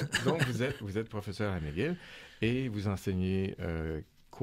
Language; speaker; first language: French; native; French